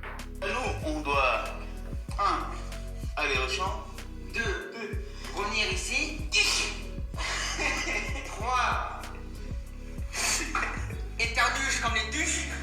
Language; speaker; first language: French; native; French